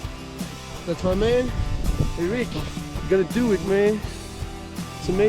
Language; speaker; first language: English; non-native, learner; French